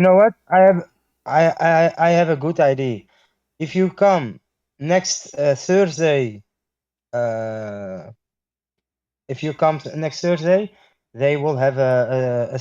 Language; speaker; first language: English; non-native, learner; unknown